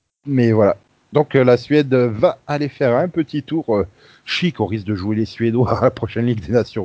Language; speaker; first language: French; native; French